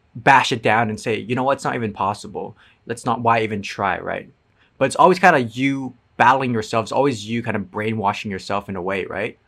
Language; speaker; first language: English; non-native, fluent; Cantonese